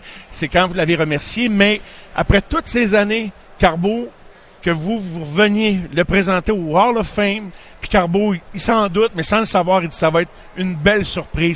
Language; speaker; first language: French; native; French